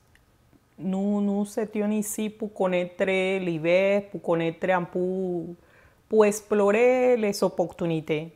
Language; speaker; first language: French; non-native, fluent; Spanish